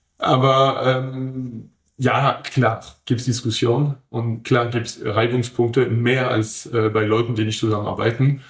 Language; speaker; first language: German; non-native, fluent; French